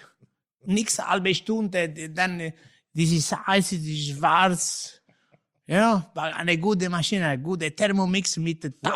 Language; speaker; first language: German; non-native, learner; Italian